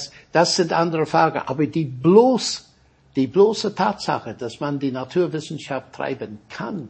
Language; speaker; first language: German; non-native, fluent; English